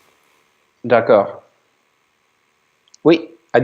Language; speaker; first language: French; non-native, learner; Ukrainian